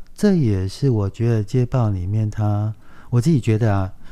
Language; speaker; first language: Chinese; native; Chinese